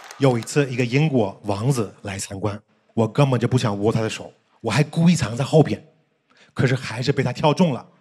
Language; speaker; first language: Chinese; early bilingual, heritage; Chinese